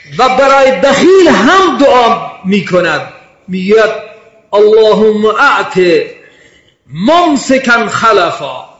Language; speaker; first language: Persian; non-native, local second language; Baluchi